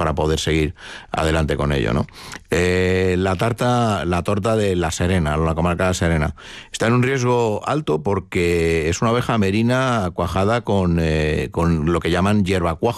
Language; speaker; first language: Spanish; native; Spanish